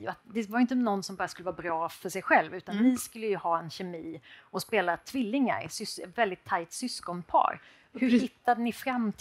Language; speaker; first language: Swedish; native; Swedish